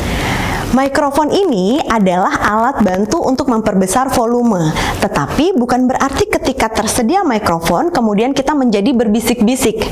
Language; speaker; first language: Indonesian; native; Indonesian